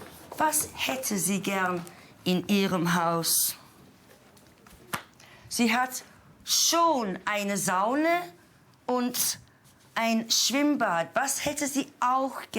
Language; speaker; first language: German; non-native, fluent; English